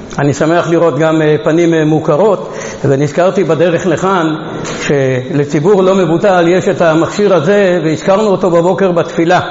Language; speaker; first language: Hebrew; non-native, fluent; Hungarian